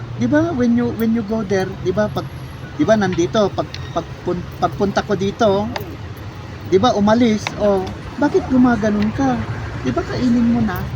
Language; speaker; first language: Filipino; non-native, local second language; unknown